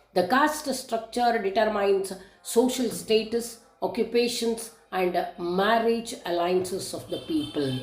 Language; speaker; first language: English; non-native, local second language; Kannada